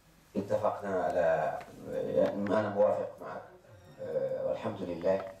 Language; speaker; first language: Arabic; non-native, fluent; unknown